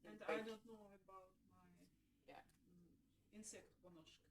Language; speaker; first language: English; non-native, learner; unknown